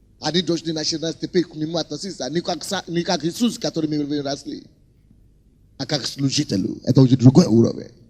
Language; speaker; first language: Russian; non-native, fluent; Yoruba